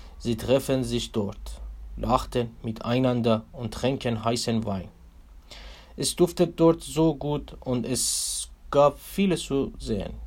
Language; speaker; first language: German; non-native, learner; Persian